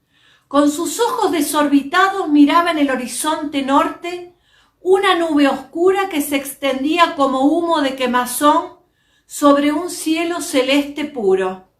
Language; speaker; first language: Spanish; native; Spanish